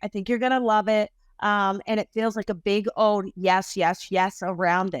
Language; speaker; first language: English; native; English